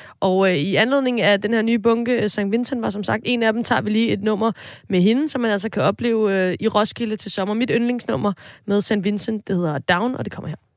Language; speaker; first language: Danish; native; Danish